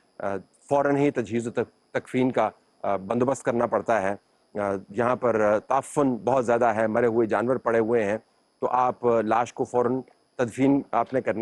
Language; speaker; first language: Urdu; native; Urdu